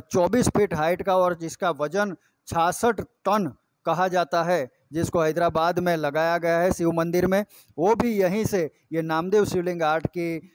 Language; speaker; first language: Hindi; non-native, local second language; Gujarati